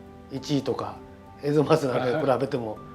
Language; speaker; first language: Japanese; native; Japanese